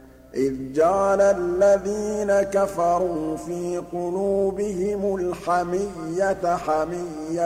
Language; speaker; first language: Arabic; native; Arabic